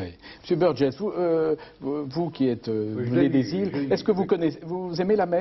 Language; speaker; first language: French; native; French